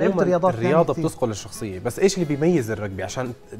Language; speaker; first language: Arabic; native; Arabic